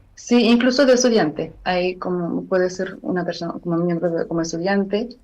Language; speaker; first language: Spanish; non-native, fluent; Armenian